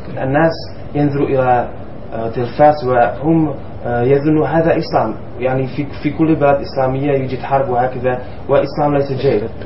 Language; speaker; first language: Arabic; non-native, learner; Czech